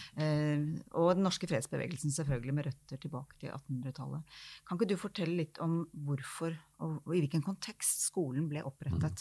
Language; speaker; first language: Norwegian; native; Norwegian